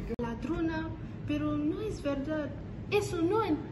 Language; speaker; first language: Spanish; non-native, learner; French